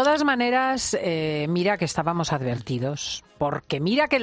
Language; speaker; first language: Spanish; native; Spanish